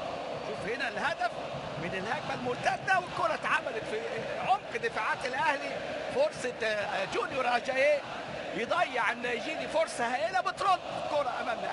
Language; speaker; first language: Arabic; native; Arabic